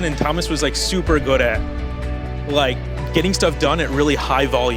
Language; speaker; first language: English; native; English